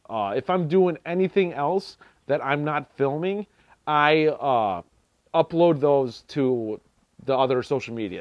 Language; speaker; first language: English; native; English